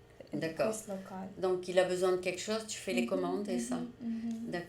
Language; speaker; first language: French; native; French